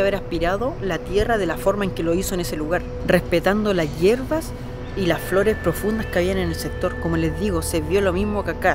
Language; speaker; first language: Spanish; native; Spanish